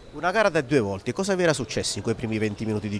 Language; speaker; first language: Italian; native; Italian